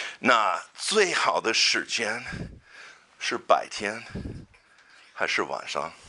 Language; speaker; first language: Chinese; non-native, fluent; English